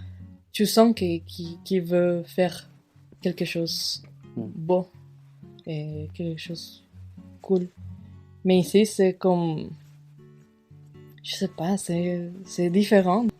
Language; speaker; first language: French; non-native, fluent; Spanish